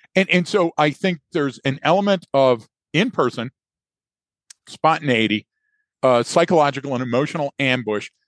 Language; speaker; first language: English; native; English